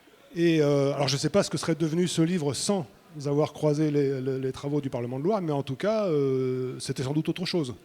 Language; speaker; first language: French; native; French